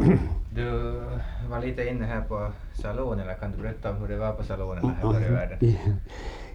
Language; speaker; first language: Swedish; native; Swedish